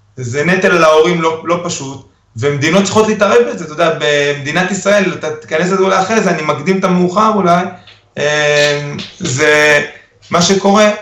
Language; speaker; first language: Hebrew; early bilingual, other home language; Spanish